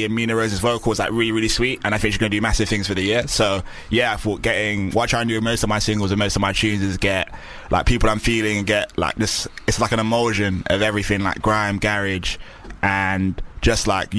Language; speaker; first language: English; native; English